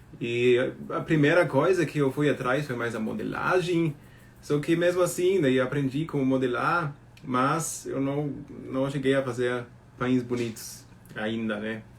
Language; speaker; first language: Portuguese; non-native, fluent; German